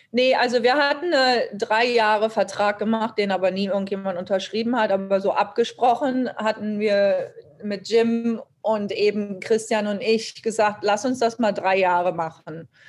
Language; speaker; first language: German; native; German